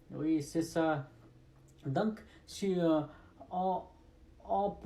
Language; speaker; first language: French; non-native, learner; Nepali